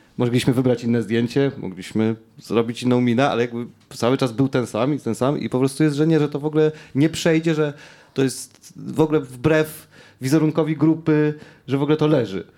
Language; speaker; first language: Polish; native; Polish